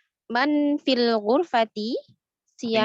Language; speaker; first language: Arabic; non-native, learner; Indonesian